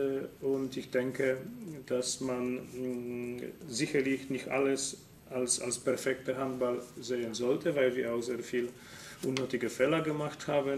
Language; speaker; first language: German; non-native, fluent; Polish